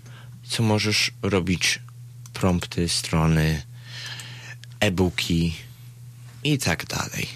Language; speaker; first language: Polish; early bilingual, heritage; Polish